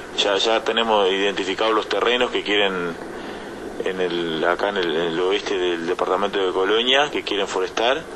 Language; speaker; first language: Spanish; native; Spanish